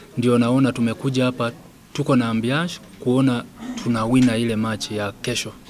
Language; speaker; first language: Swahili; non-native, fluent; Acoli